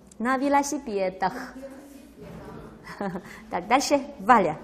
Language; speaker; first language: Russian; non-native, fluent; Chinese